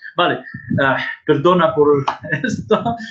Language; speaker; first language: Spanish; non-native, fluent; Arabic